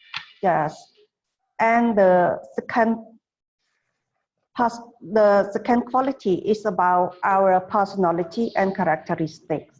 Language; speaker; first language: English; non-native, fluent; Khmer